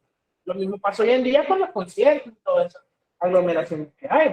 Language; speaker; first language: Spanish; native; Spanish